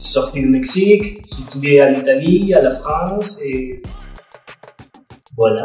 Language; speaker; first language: French; non-native, learner; Spanish